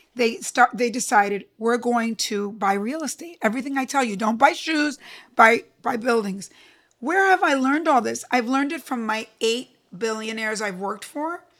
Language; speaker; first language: English; early bilingual, other home language; Spanish